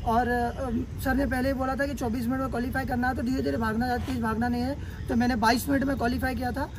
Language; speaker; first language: Hindi; non-native, local second language; Marathi